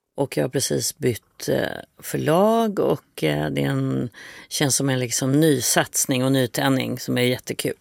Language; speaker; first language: Swedish; native; Swedish